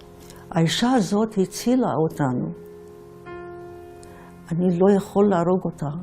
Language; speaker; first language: Hebrew; non-native, fluent; Yiddish